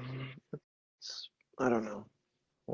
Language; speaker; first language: English; native; English